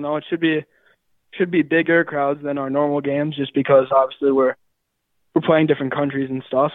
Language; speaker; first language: English; native; English